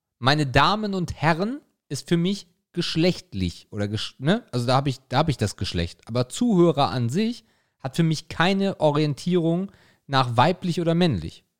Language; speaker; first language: German; native; German